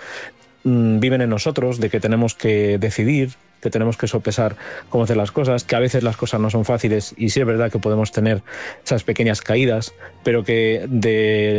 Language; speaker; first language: Spanish; native; Spanish